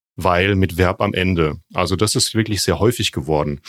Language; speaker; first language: German; native; German